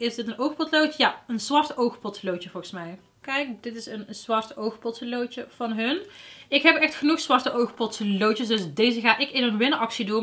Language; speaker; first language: Dutch; native; Dutch